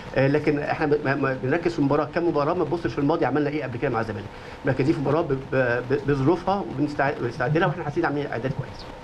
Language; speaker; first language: Arabic; native; Arabic